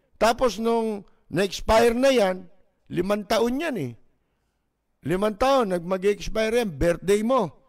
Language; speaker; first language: Filipino; native; Filipino